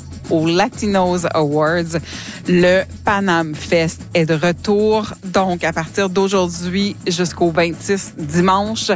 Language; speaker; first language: French; native; French